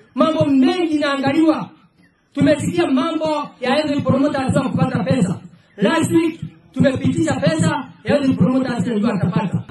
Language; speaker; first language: Swahili; non-native, local second language; Meru